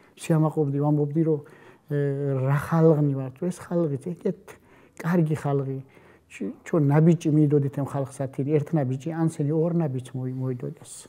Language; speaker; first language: Georgian; early bilingual, heritage; Georgian